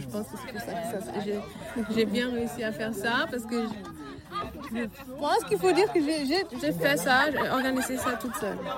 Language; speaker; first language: French; early bilingual, heritage; French